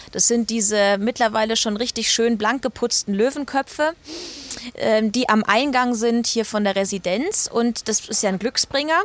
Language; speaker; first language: German; native; German